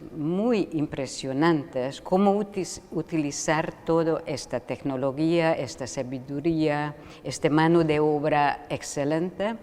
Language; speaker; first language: Spanish; non-native, fluent; Hungarian